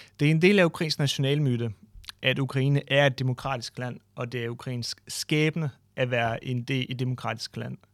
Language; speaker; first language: Danish; non-native, fluent; Ukrainian